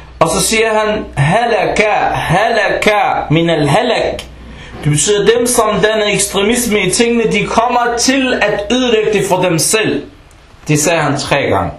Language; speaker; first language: Danish; non-native, fluent; Arabic